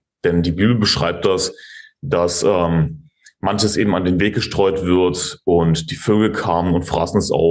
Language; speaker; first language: German; native; German